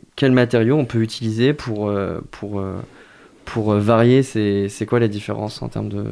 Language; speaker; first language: French; native; French